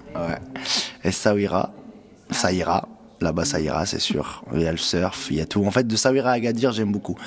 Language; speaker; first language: French; non-native, local second language; Arabic